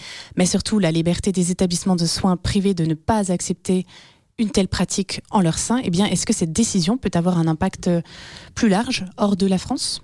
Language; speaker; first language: French; native; French